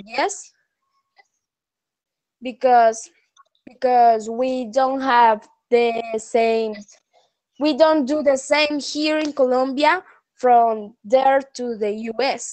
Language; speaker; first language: English; non-native, learner; Spanish